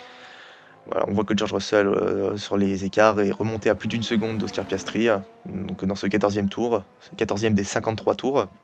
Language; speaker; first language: French; native; French